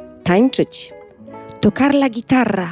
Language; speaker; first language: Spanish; non-native, fluent; Polish